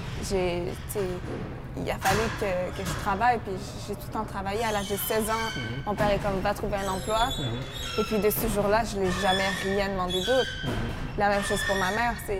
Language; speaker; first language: French; early bilingual, heritage; French